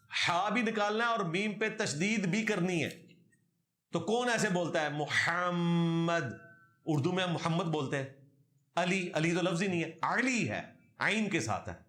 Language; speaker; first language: Urdu; non-native, local second language; Punjabi